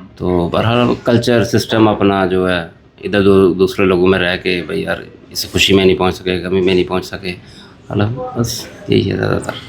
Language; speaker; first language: Urdu; non-native, local second language; Punjabi